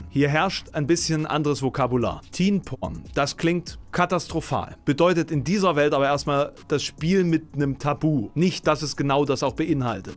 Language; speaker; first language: German; native; German